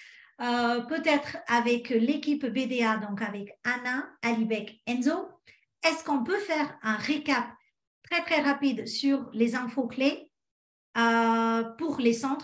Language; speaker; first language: French; native; French